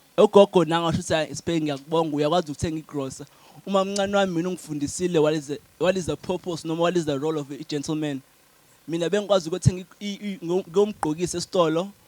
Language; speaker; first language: Zulu; non-native, local second language; Xhosa